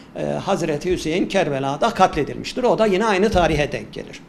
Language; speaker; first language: Turkish; native; Turkish